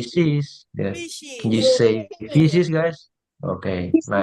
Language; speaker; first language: English; non-native, fluent; Indonesian